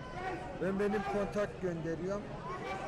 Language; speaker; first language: Turkish; early bilingual, heritage; Turkish